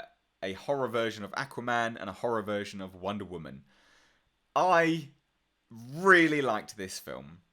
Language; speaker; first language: English; native; English